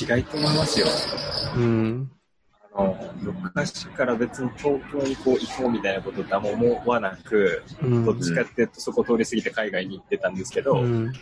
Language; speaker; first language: Japanese; non-native, fluent; English